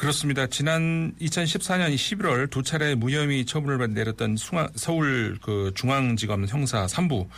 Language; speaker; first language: Korean; native; Korean